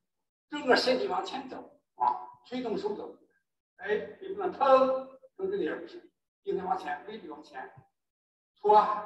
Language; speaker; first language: Chinese; native; Chinese